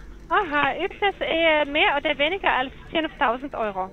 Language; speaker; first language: German; non-native, learner; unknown